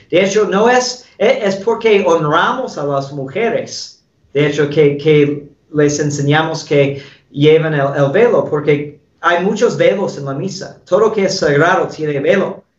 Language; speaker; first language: Spanish; non-native, fluent; English